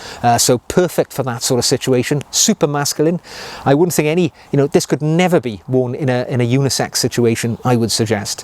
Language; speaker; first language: English; native; English